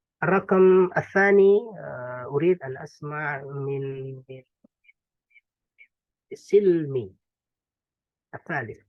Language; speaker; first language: Arabic; non-native, fluent; Indonesian